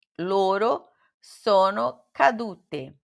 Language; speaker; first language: Italian; non-native, fluent; Portuguese